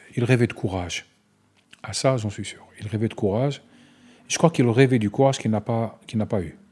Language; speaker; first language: French; non-native, local second language; Arabic